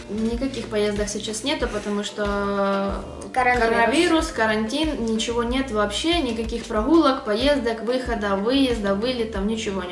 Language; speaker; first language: Russian; native; Russian